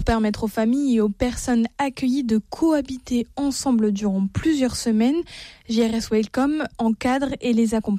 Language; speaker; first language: French; native; French